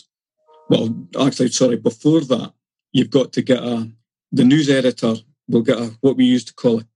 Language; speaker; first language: English; native; English